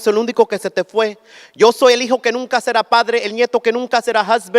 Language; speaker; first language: Spanish; early bilingual, heritage; Spanish